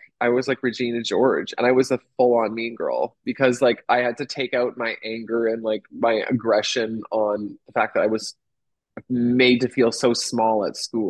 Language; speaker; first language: English; native; English